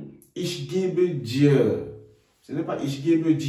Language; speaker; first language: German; non-native, fluent; French